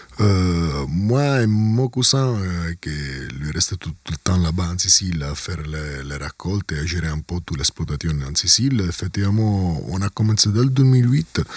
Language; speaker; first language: French; non-native, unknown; Italian